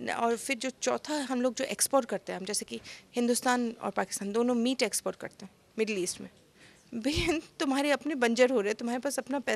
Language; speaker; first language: Hindi; native; Hindi